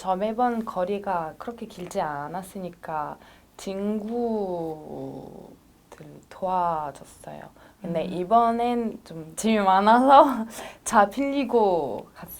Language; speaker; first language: Korean; non-native, fluent; French